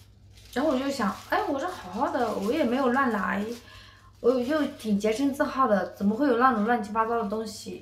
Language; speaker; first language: Chinese; native; Chinese